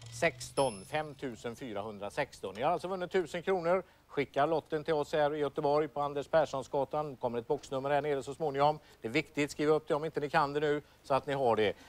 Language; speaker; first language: Swedish; native; Swedish